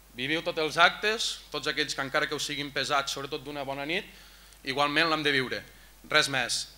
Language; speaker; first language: Catalan; native; Catalan